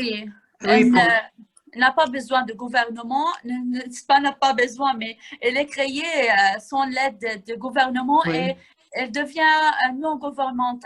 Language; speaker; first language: French; non-native, fluent; Arabic